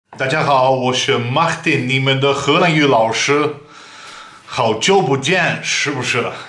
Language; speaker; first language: Chinese; non-native, fluent; Dutch